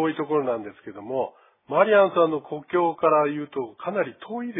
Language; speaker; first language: Japanese; native; Japanese